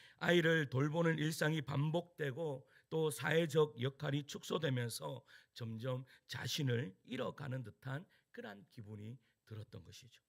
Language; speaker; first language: Korean; native; Korean